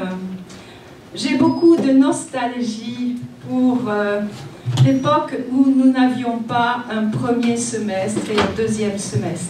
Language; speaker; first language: French; native; French